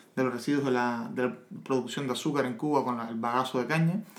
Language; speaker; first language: Spanish; native; Spanish